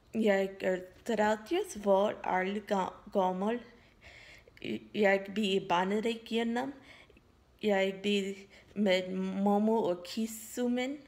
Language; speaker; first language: Icelandic; non-native, learner; English